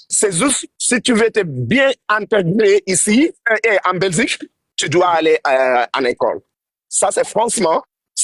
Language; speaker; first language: French; non-native, learner; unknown